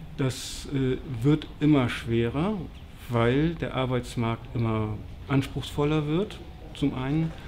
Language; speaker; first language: German; native; German